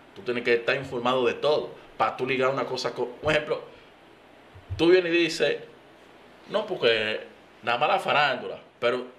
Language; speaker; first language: Spanish; native; Spanish